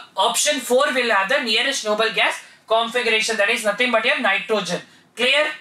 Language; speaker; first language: English; non-native, local second language; Kannada